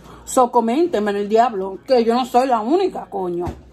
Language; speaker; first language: Spanish; early bilingual, heritage; Spanish